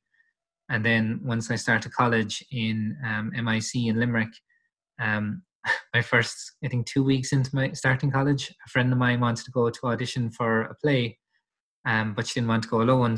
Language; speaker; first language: English; native; English